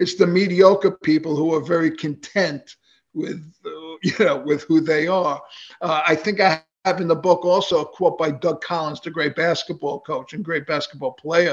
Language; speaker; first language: English; native; English